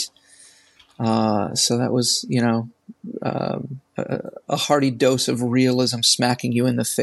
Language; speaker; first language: English; native; English